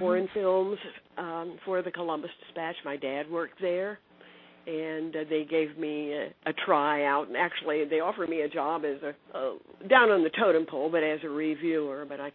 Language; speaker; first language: English; native; English